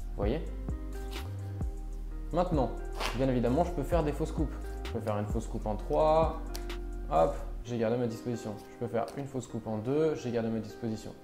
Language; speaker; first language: French; native; French